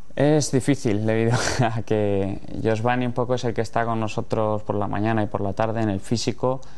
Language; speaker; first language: Spanish; native; Spanish